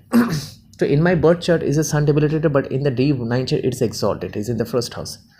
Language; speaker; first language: English; non-native, local second language; Bangla